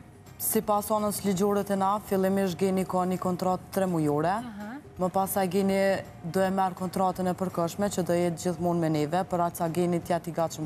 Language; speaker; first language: Albanian; native; Albanian